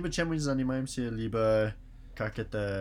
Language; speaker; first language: Russian; non-native, learner; English